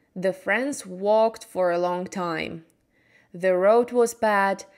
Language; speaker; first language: English; non-native, fluent; Slovak